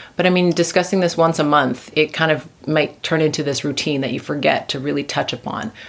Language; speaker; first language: English; native; English